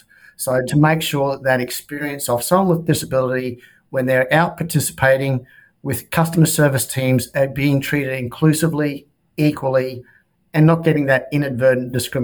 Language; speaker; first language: English; native; English